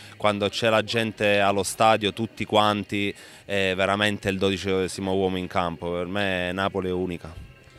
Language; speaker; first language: Italian; native; Italian